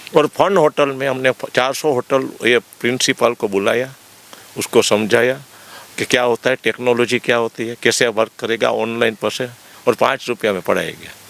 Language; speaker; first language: Hindi; non-native, local second language; Gujarati